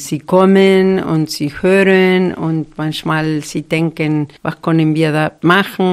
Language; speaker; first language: German; non-native, fluent; Spanish